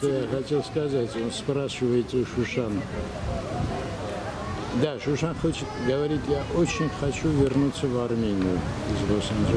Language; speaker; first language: Russian; non-native, fluent; Armenian